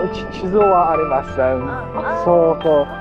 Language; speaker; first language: Japanese; non-native, learner; English